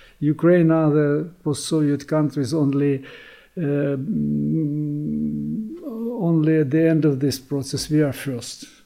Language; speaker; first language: English; non-native, learner; Ukrainian